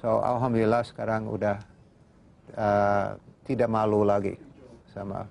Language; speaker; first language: Indonesian; non-native, fluent; English